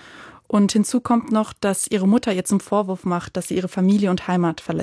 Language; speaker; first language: German; native; German